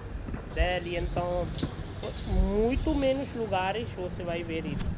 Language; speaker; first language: Portuguese; non-native, learner; Hindi